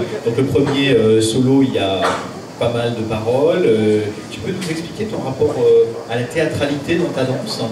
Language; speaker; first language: French; native; French